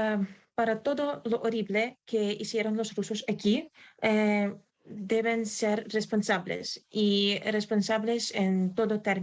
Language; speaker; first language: Spanish; non-native, learner; Ukrainian